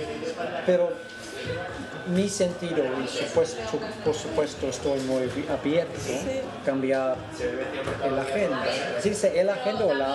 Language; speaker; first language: Spanish; non-native, fluent; English